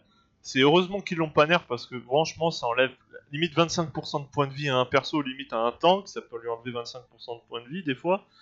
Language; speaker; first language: French; native; French